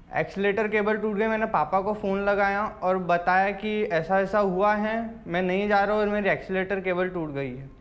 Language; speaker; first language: Hindi; native; Hindi